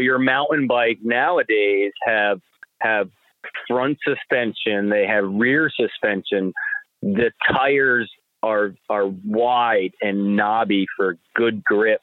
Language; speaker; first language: English; native; English